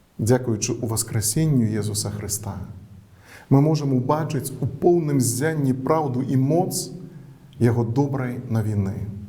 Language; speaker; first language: Belarusian; native; Belarusian